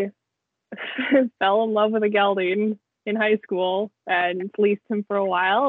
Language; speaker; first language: English; native; English